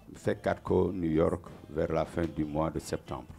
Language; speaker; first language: French; non-native, local second language; Wolof